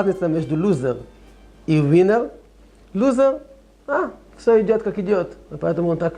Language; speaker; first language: Russian; non-native, learner; Hebrew